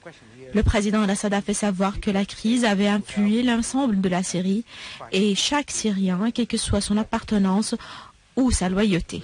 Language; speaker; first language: French; non-native, fluent; Arabic